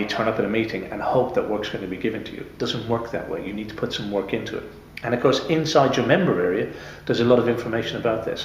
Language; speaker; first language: English; native; English